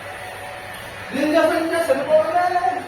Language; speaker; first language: Hindi; non-native, local second language; Bangla